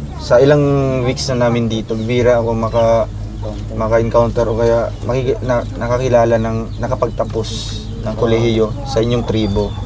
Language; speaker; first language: Filipino; non-native, local second language; Cebuano